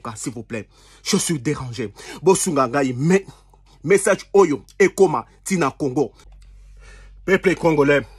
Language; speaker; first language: French; non-native, local second language; Lingala